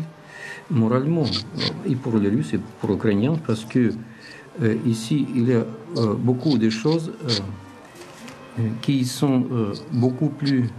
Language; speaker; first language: French; non-native, learner; Russian